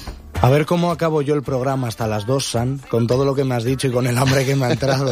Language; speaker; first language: Spanish; native; Spanish